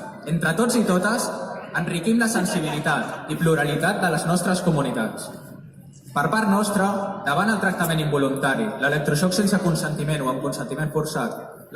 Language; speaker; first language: Catalan; native; Catalan